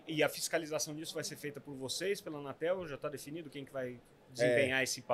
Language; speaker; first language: Portuguese; native; Portuguese